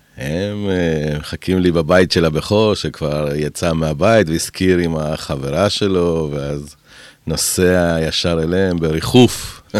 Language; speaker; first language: Hebrew; early bilingual, other home language; Spanish